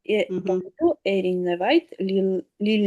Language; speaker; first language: Estonian; non-native, learner; Russian